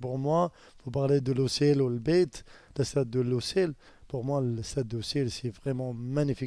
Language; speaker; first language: French; non-native, learner; Arabic